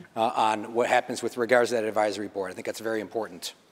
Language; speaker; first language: English; native; English